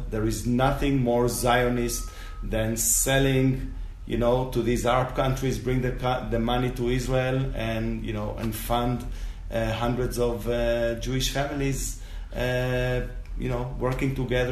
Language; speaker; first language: English; non-native, fluent; Spanish